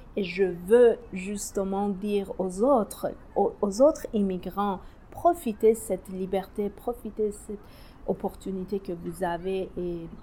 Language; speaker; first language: French; non-native, fluent; Persian